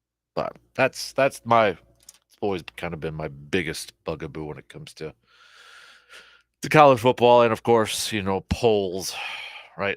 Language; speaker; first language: English; native; English